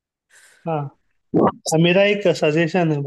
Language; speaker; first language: Urdu; native; Urdu